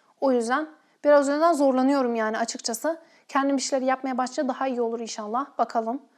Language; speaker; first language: Turkish; native; Turkish